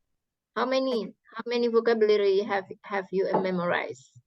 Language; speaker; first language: English; non-native, fluent; Indonesian